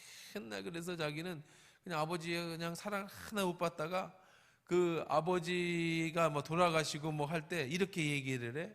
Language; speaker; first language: Korean; native; Korean